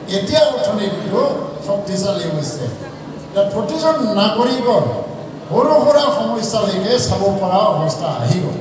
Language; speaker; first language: Assamese; non-native, local second language; Bodo